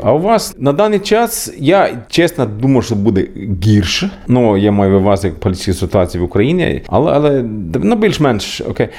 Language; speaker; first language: Ukrainian; non-native, learner; Swedish